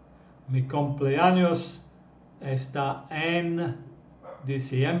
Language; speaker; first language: Spanish; non-native, fluent; English